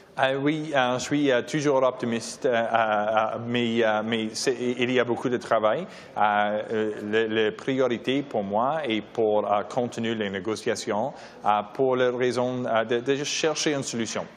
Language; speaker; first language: French; non-native, local second language; English